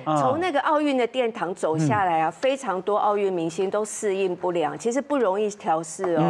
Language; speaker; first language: Chinese; native; Chinese